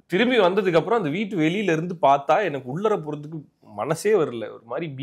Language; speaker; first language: Tamil; native; Tamil